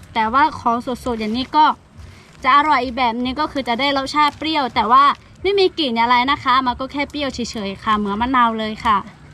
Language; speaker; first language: Thai; non-native, local second language; Lahu